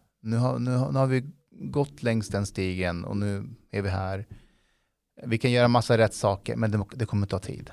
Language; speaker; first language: Swedish; early bilingual, other home language; Persian